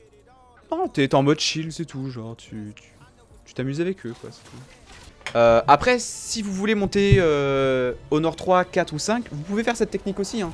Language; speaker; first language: French; native; French